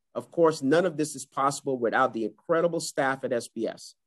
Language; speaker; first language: English; native; English